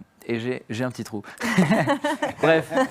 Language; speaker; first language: French; native; French